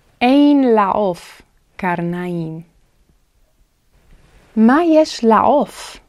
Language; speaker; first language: Hebrew; non-native, fluent; English